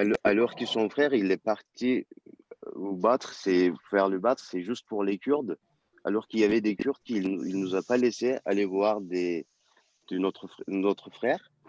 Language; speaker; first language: French; non-native, learner; Turkish